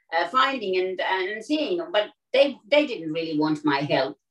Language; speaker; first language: English; non-native, fluent; Finnish